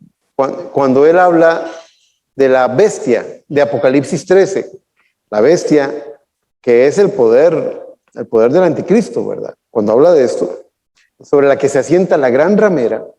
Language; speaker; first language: Spanish; native; Spanish